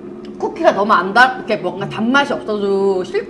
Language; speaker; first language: Korean; native; Korean